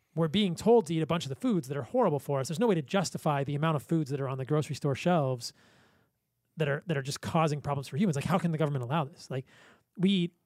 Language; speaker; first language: English; native; English